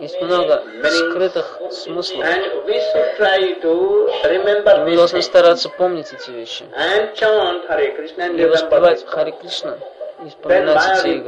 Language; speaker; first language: Russian; non-native, fluent; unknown